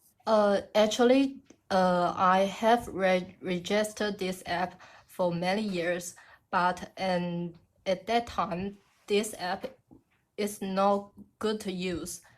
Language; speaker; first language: English; non-native, learner; Chinese